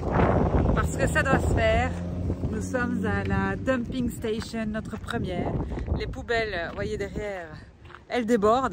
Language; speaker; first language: French; native; French